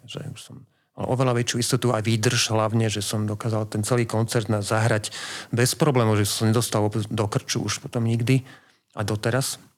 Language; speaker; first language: Slovak; native; Slovak